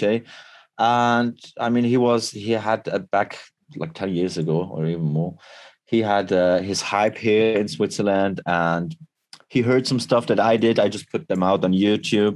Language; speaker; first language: English; non-native, fluent; Swiss German